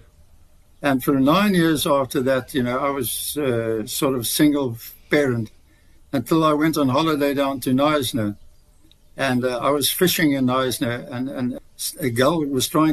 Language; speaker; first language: English; native; English